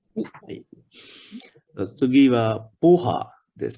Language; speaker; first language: Japanese; non-native, learner; Hindi